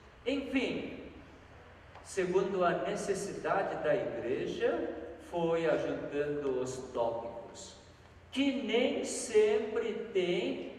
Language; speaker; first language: Portuguese; non-native, fluent; Korean